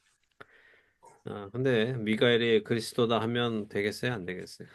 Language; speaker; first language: Korean; native; Korean